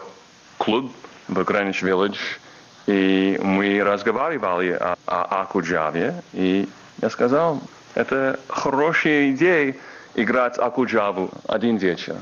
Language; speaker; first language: Russian; non-native, fluent; English